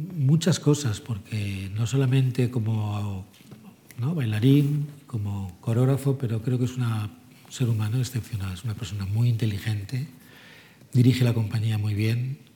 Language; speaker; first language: Spanish; native; Spanish